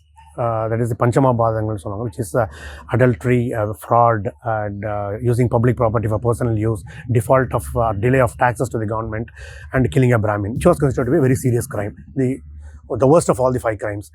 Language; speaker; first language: English; non-native, local second language; Tamil